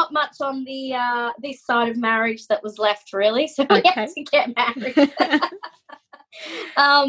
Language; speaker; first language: English; native; English